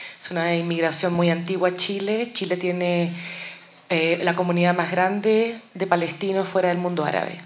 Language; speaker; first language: Spanish; native; Spanish